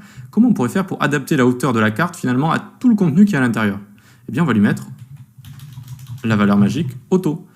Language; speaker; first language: French; native; French